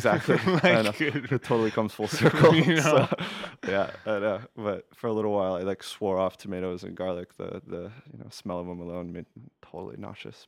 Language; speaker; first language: English; native; English